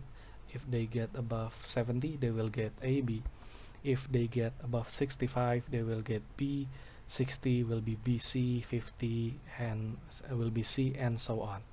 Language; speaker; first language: English; non-native, local second language; Indonesian